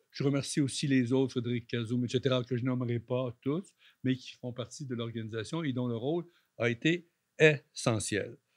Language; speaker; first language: French; native; French